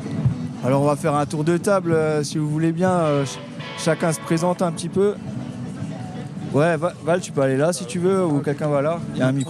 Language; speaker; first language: French; native; French